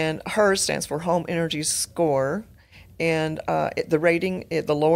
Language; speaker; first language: English; native; English